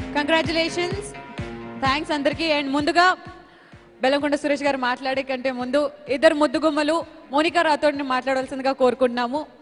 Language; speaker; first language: Telugu; native; Telugu